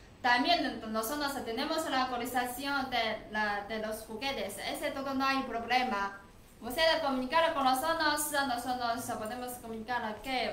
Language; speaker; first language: Spanish; non-native, learner; Chinese